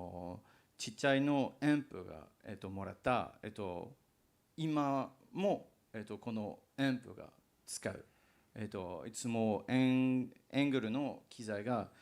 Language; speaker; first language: Japanese; non-native, learner; English